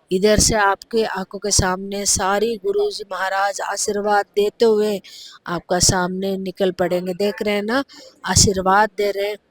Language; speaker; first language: Hindi; non-native, local second language; Telugu